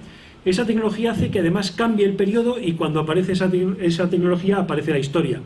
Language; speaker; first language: Spanish; native; Spanish